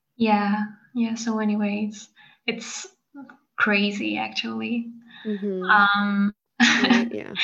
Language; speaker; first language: English; non-native, fluent; Hungarian